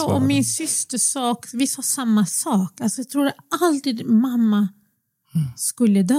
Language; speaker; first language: Swedish; early bilingual, other home language; Arabic